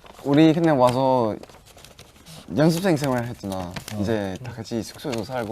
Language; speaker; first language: Korean; non-native, fluent; English